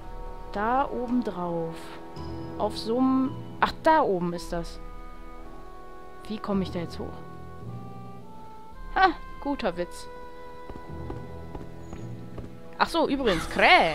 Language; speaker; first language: German; native; German